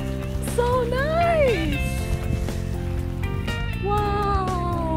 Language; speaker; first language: English; non-native, learner; Thai